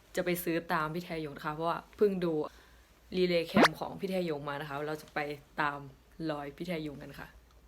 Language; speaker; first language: Thai; native; Thai